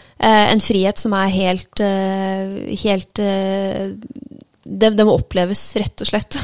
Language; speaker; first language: Norwegian; native; Norwegian